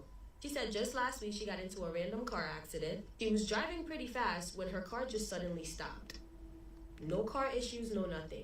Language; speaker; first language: English; native; English